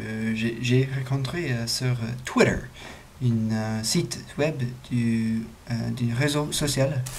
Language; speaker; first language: French; non-native, learner; English